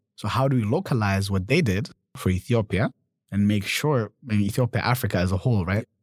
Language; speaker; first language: English; early bilingual, other home language; German